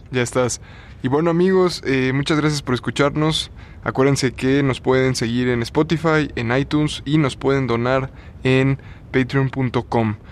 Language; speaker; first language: Spanish; native; Spanish